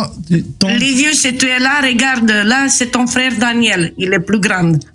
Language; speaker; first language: French; non-native, learner; Romanian